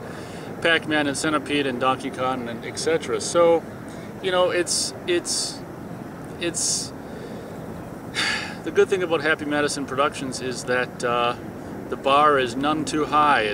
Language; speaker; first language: English; native; English